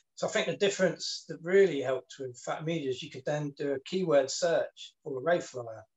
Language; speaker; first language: English; native; English